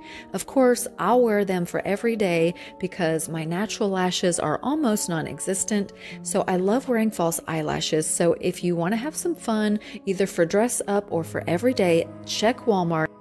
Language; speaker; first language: English; native; English